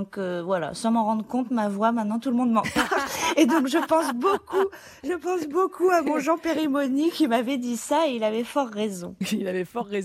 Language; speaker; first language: French; native; French